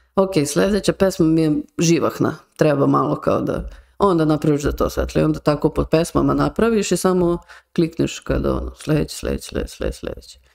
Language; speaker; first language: Serbian; native; Serbian